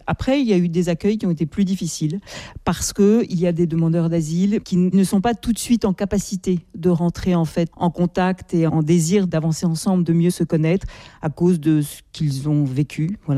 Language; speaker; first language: French; native; French